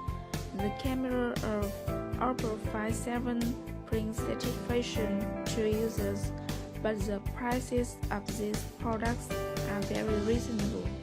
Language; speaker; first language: English; non-native, learner; Vietnamese